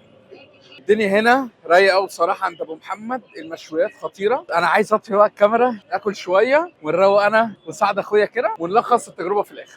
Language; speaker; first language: Arabic; native; Arabic